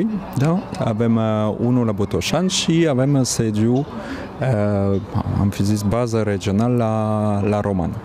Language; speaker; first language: Romanian; non-native, fluent; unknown